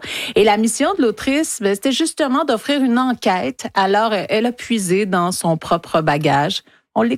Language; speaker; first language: French; native; French